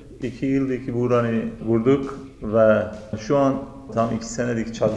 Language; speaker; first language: Turkish; non-native, learner; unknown